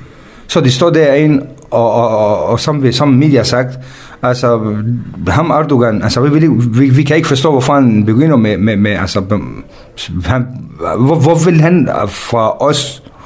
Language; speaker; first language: Danish; non-native, fluent; Kurdish